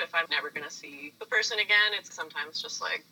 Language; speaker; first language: English; native; English